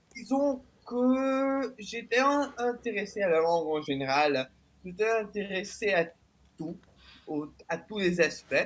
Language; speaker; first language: French; non-native, fluent; Italian